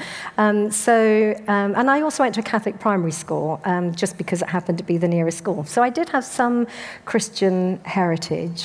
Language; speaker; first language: English; native; English